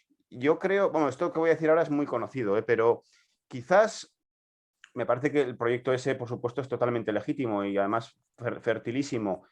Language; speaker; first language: Spanish; native; Spanish